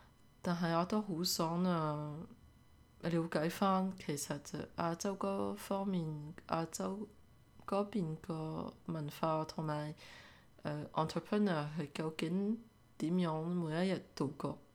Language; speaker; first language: Cantonese; early bilingual, heritage; Cantonese